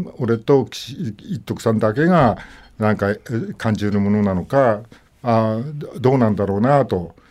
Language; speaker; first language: Japanese; native; Japanese